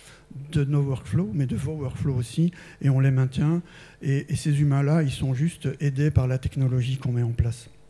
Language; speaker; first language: French; native; French